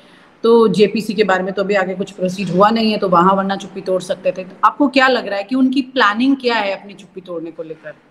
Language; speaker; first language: Hindi; native; Hindi